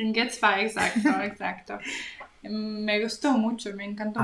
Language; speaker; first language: Spanish; non-native, learner; Russian